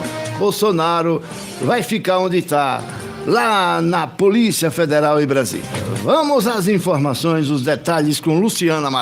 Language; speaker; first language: Portuguese; native; Portuguese